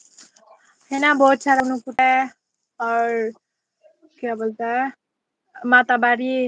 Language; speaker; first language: Hindi; non-native, local second language; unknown